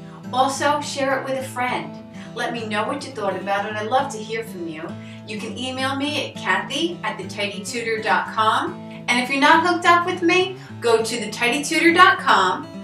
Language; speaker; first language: English; native; English